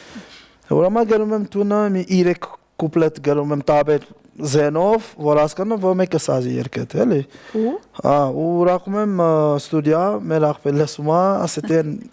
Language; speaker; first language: Armenian; non-native, learner; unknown